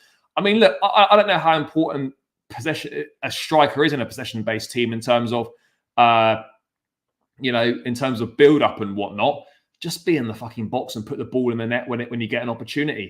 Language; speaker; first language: English; native; English